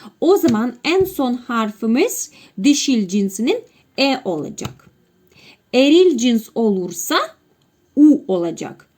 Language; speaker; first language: Turkish; non-native, fluent; Russian